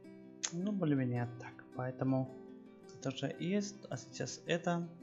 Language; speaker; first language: Russian; non-native, learner; Spanish